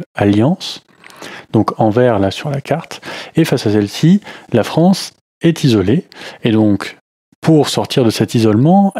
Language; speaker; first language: French; native; French